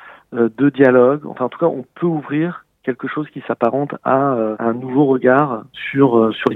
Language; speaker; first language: French; native; French